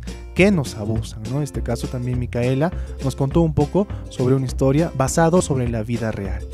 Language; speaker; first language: Spanish; native; Spanish